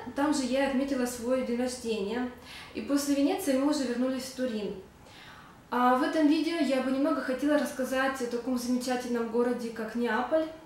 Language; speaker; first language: Russian; native; Russian